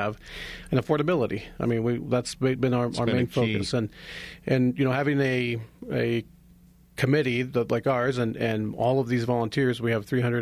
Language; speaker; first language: English; native; English